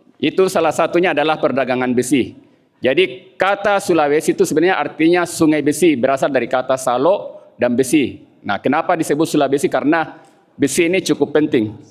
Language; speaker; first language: Indonesian; non-native, local second language; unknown